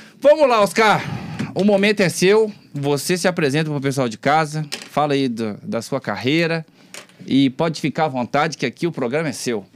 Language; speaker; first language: Portuguese; native; Portuguese